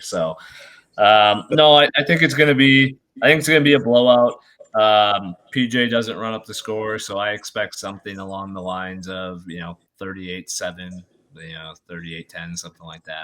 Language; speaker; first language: English; native; English